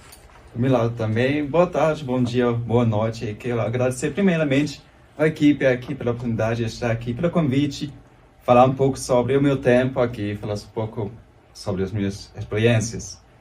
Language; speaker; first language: Portuguese; non-native, fluent; German